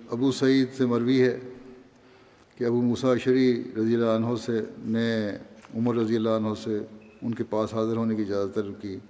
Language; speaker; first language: Urdu; native; Urdu